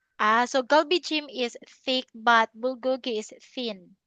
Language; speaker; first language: English; non-native, local second language; Filipino